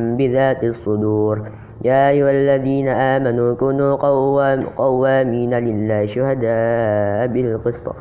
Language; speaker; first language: Arabic; non-native, learner; Indonesian